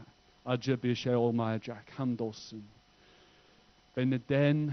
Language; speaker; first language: Turkish; non-native, fluent; English